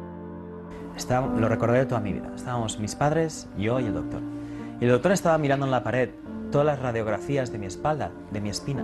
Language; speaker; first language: Spanish; native; Spanish